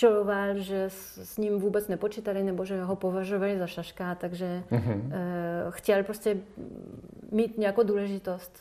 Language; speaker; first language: Czech; non-native, fluent; French